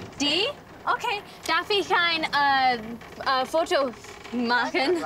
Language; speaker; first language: German; non-native, learner; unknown